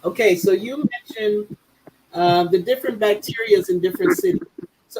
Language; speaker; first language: English; native; English